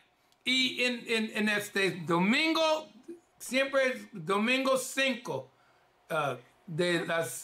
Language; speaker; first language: Spanish; early bilingual, heritage; English